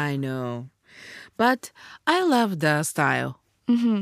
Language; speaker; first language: English; non-native, learner; Japanese